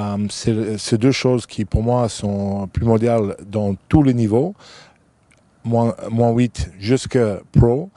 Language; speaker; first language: French; non-native, fluent; English